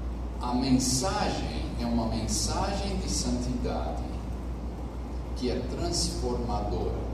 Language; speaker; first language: Portuguese; non-native, fluent; English